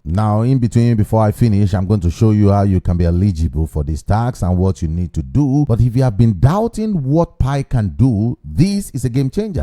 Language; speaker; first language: English; non-native, local second language; Yoruba